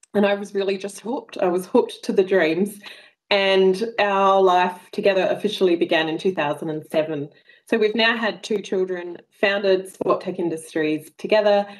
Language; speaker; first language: English; native; English